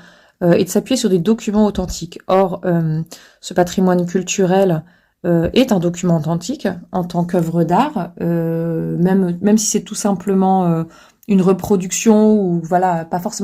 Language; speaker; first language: French; native; French